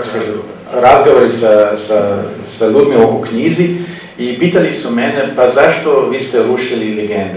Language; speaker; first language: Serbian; non-native, fluent; German